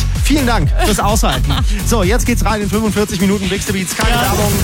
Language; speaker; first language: German; native; German